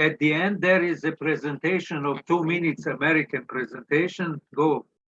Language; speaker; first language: English; non-native, learner; Serbian